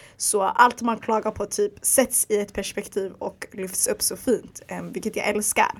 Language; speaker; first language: Swedish; early bilingual, other home language; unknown